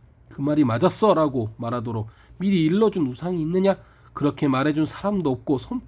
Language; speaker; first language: Korean; native; Korean